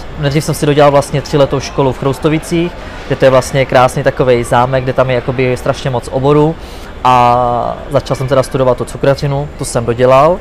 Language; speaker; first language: Czech; native; Czech